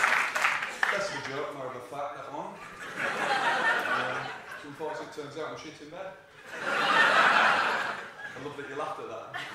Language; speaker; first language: English; native; English